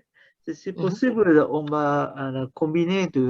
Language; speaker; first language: French; non-native, learner; Japanese